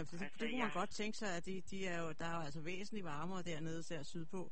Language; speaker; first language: Danish; native; Danish